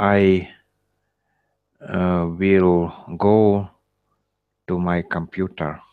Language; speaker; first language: English; non-native, learner; Russian